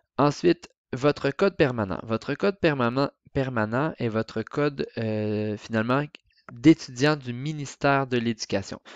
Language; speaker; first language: French; native; French